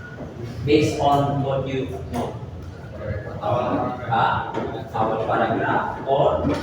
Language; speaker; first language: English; non-native, fluent; Indonesian